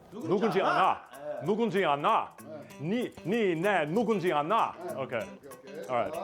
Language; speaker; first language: Korean; non-native, learner; English